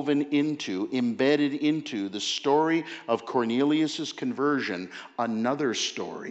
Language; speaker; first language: English; native; English